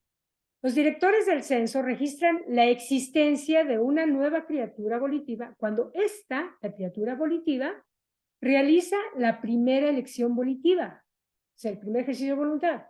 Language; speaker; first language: Spanish; native; Spanish